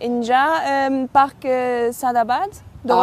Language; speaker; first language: Persian; non-native, learner; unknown